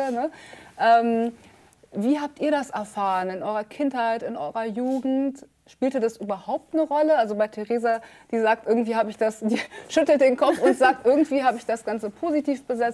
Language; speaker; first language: German; native; German